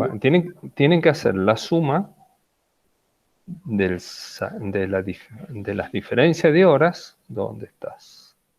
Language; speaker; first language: Spanish; native; Spanish